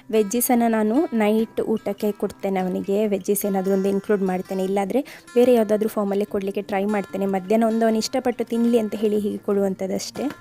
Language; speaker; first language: Kannada; non-native, local second language; Konkani